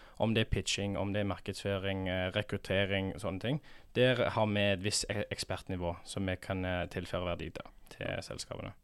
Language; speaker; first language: Norwegian; early bilingual, heritage; English